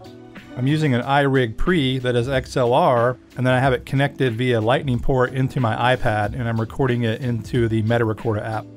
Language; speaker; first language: English; native; English